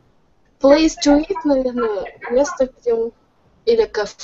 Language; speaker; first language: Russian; native; Russian